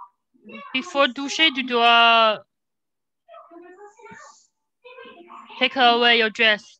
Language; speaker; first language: English; non-native, learner; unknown